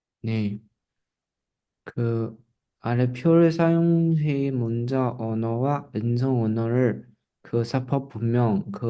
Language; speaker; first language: Korean; non-native, learner; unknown